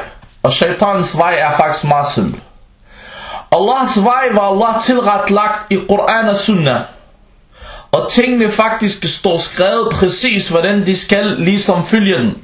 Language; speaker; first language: Danish; early bilingual, other home language; Arabic